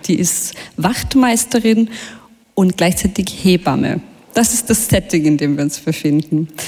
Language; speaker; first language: German; early bilingual, other home language; Bosnian